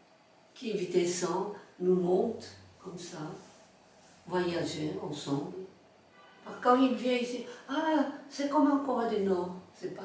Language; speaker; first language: French; non-native, fluent; Korean